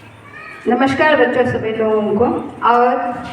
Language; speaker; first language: Hindi; non-native, local second language; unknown